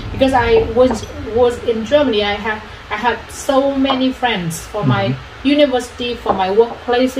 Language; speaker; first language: English; non-native, fluent; Vietnamese